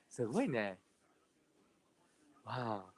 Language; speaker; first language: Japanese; non-native, fluent; English